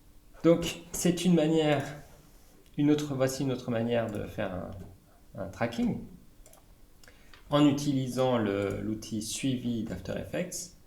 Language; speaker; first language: French; native; French